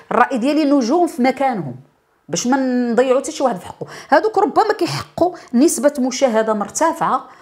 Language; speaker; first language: Arabic; native; Arabic